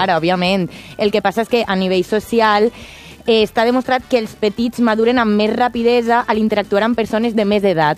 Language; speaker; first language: Catalan; native; Catalan